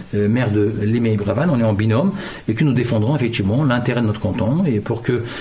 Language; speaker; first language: French; early bilingual, other home language; Turkish